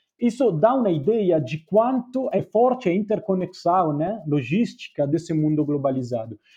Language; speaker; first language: Portuguese; non-native, fluent; Spanish